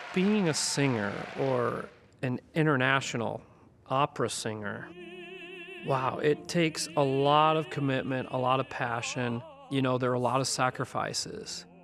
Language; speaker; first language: English; native; English